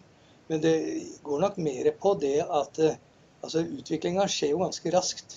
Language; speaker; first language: Norwegian; native; Norwegian